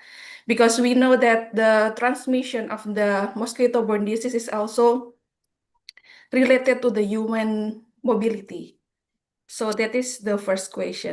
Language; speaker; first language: English; non-native, fluent; Indonesian